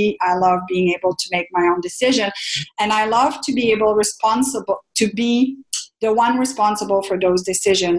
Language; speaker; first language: English; non-native, fluent; French